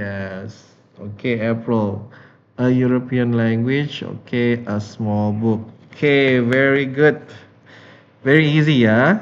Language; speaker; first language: English; non-native, fluent; Indonesian